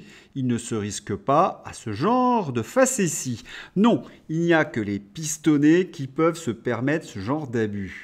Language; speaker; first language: French; native; French